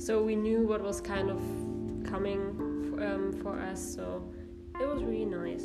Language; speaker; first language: English; non-native, fluent; German